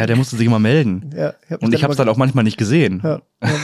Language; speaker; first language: German; native; German